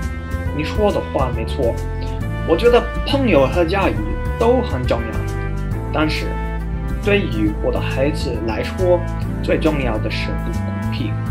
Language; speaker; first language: Chinese; non-native, learner; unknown